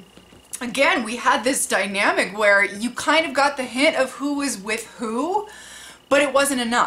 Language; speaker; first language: English; native; English